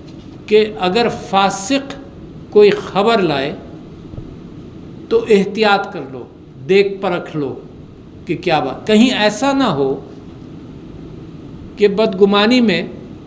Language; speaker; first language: Urdu; native; Urdu